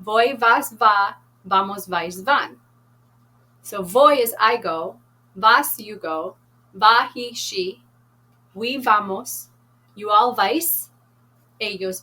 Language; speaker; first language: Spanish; non-native, fluent; English